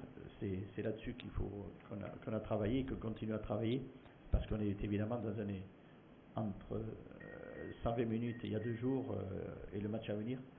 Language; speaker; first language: French; native; French